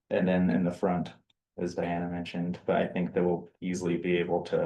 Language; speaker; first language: English; native; English